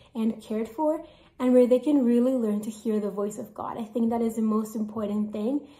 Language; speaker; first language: English; non-native, fluent; Spanish